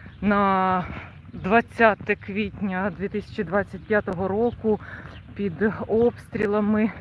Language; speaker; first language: Ukrainian; non-native, local second language; Russian